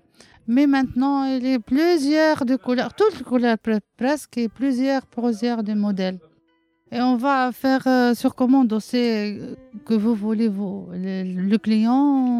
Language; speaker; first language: French; non-native, learner; Arabic